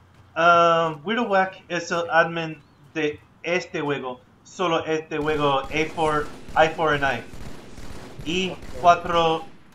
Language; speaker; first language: Spanish; non-native, learner; English